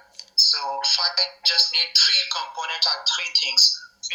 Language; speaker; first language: English; non-native, local second language; Urdu